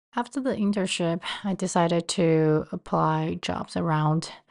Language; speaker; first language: English; non-native, fluent; Chinese